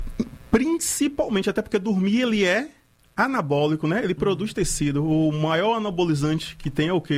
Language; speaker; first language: Portuguese; native; Portuguese